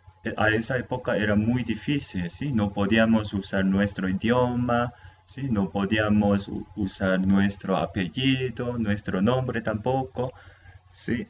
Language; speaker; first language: Spanish; non-native, fluent; Korean